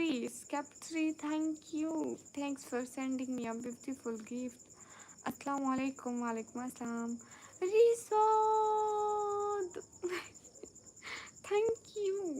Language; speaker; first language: English; non-native, learner; Urdu